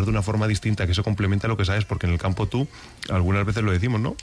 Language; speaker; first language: Spanish; native; Spanish